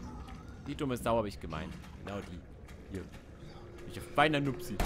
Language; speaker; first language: German; native; German